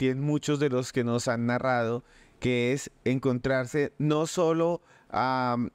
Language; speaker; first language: Spanish; native; Spanish